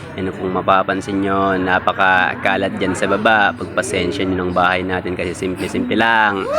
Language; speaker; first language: Filipino; non-native, local second language; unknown